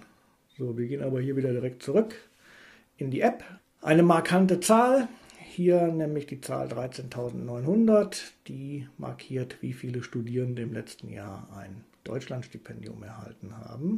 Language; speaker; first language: German; native; German